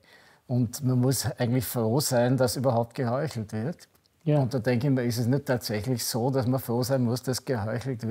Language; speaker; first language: German; native; German